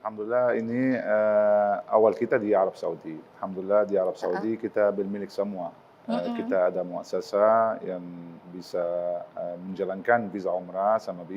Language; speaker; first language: Indonesian; non-native, learner; Arabic